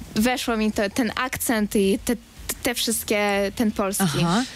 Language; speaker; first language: Polish; early bilingual, other home language; Ukrainian